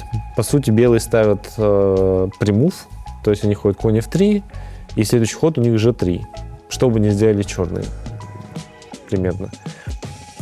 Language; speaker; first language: Russian; native; Russian